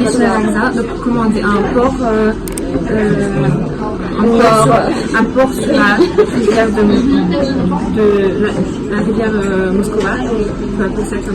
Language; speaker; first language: French; early bilingual, heritage; French